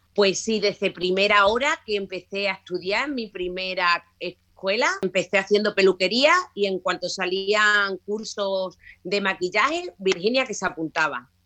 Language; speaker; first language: Spanish; native; Spanish